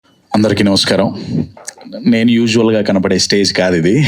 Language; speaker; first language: Telugu; native; Telugu